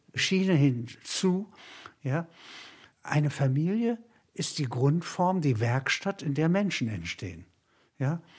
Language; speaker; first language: German; native; German